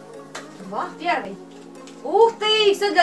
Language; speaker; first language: Russian; native; Russian